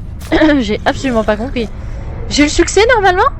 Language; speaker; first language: French; native; French